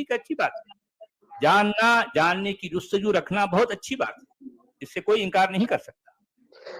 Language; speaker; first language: Urdu; native; Urdu